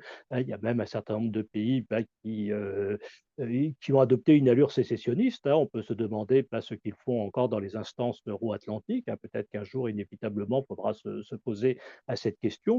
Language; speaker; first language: French; native; French